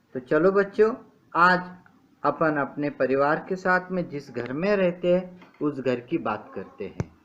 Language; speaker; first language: Hindi; non-native, local second language; Marathi